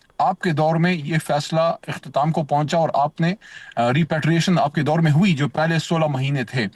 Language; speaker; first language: Urdu; non-native, local second language; Pashto